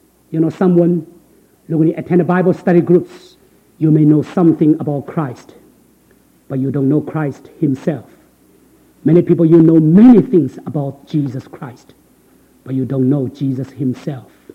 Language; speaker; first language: English; non-native, fluent; Chinese